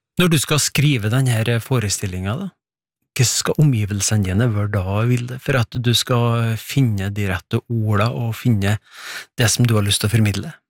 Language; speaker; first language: Norwegian; native; Norwegian